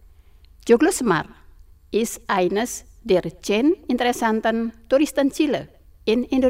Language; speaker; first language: German; non-native, fluent; Indonesian